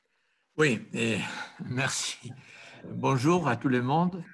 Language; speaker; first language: French; non-native, fluent; Spanish